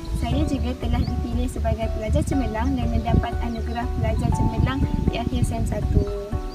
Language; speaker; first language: Malay; native; Malay